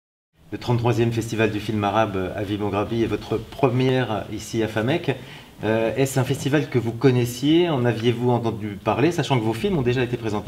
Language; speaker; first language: French; native; French